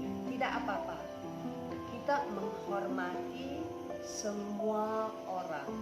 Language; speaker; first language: Indonesian; non-native, fluent; English